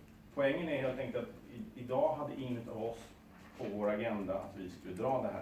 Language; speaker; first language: Swedish; native; Swedish